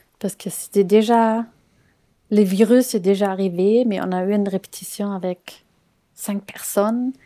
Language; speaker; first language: French; non-native, fluent; German